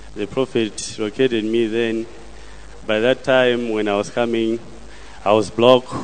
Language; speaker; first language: English; non-native, local second language; Nyanja